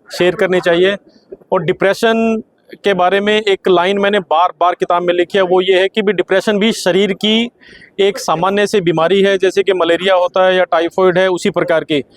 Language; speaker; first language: Hindi; native; Hindi